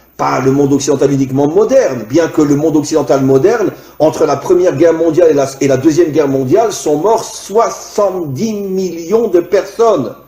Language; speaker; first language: French; native; French